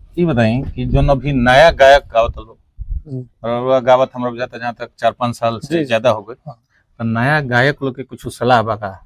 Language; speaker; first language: Bhojpuri; native; Bhojpuri